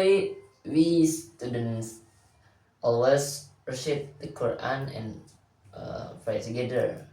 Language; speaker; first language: English; non-native, learner; Indonesian